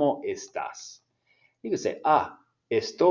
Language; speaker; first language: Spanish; non-native, fluent; English